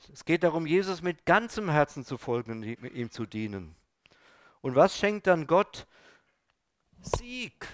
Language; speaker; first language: German; native; German